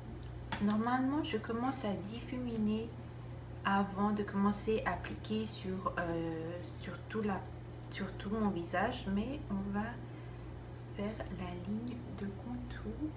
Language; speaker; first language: French; non-native, fluent; Spanish